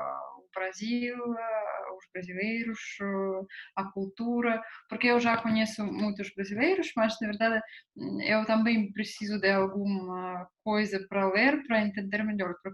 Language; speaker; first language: Portuguese; non-native, fluent; Russian